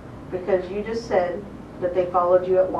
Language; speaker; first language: English; native; English